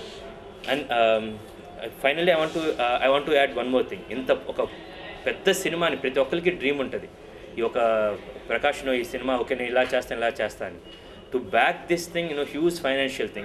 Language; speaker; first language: Telugu; native; Telugu